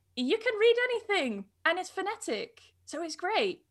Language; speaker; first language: English; native; English